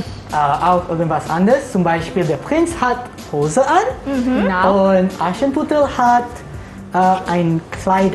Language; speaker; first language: German; non-native, learner; Malay